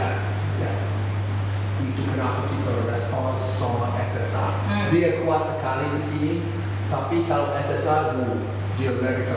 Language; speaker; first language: Indonesian; non-native, fluent; English